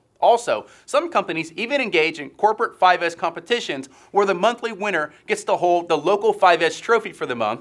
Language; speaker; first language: English; native; English